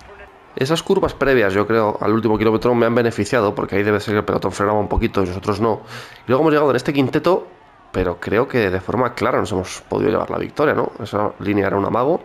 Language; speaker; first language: Spanish; native; Spanish